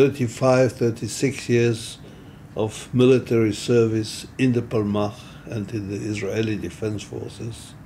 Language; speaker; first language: English; non-native, fluent; Hebrew